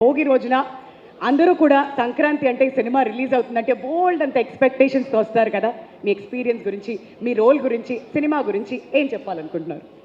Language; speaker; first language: Telugu; native; Telugu